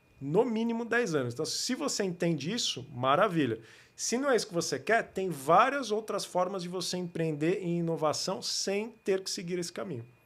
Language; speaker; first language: Portuguese; native; Portuguese